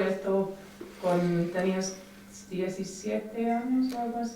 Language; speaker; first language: Spanish; non-native, fluent; English